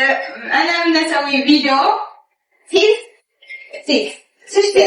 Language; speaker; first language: Arabic; non-native, learner; Amharic